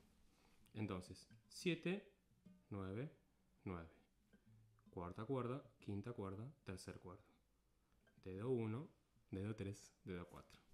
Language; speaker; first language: Spanish; native; Spanish